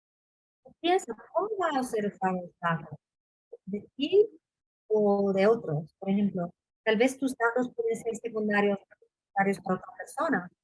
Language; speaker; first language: Spanish; non-native, fluent; English